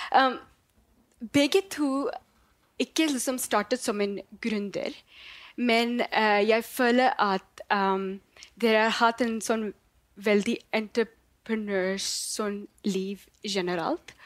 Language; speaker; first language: Norwegian; non-native, learner; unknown